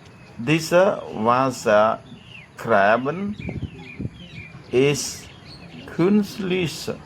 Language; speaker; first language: German; non-native, learner; Khmer